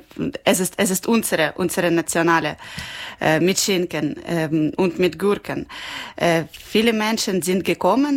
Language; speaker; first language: German; non-native, learner; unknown